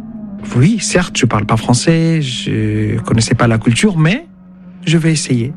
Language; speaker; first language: French; non-native, fluent; Arabic